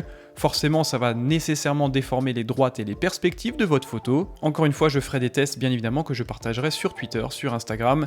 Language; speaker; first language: French; native; French